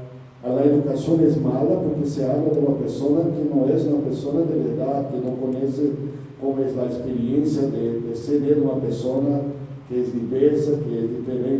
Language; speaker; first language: Spanish; non-native, learner; Portuguese